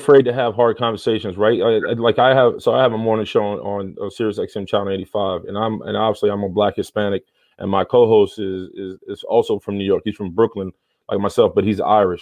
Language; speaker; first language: English; native; English